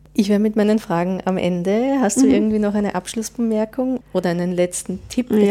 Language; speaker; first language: German; native; German